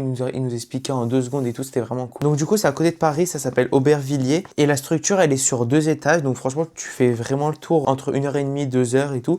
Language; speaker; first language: French; native; French